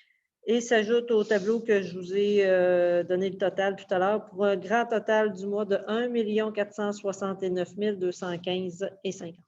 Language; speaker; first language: French; native; French